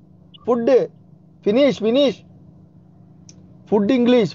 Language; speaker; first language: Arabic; non-native, learner; Malayalam